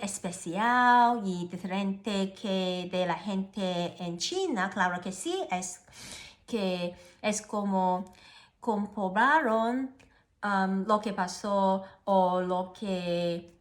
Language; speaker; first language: Spanish; non-native, learner; Cantonese